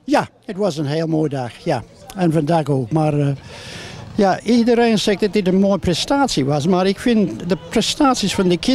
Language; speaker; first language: Dutch; non-native, fluent; English